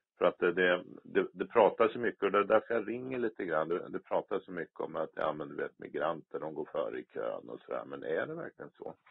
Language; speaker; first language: Swedish; native; Swedish